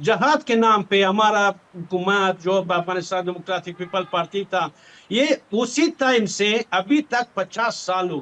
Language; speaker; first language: Hindi; non-native, learner; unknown